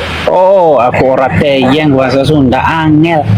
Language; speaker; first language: Indonesian; non-native, local second language; Sundanese